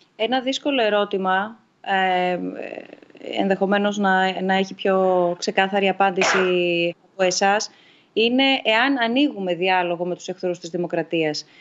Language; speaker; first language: Greek; native; Greek